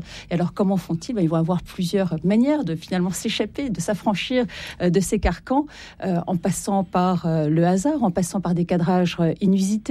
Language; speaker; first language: French; native; French